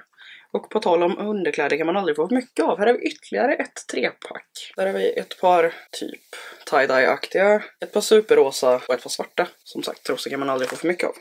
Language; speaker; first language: Swedish; native; Swedish